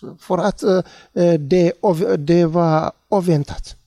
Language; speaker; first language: Swedish; non-native, learner; Tigrinya